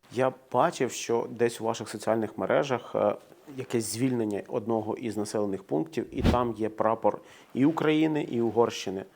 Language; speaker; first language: Ukrainian; native; Ukrainian